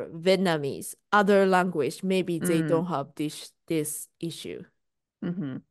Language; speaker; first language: English; non-native, fluent; Japanese